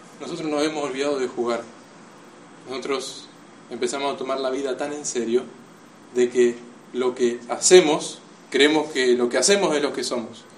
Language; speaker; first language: Spanish; native; Spanish